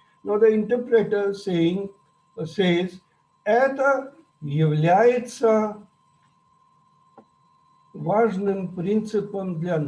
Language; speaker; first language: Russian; non-native, fluent; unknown